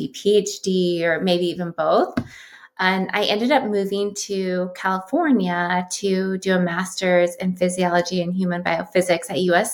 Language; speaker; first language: English; native; English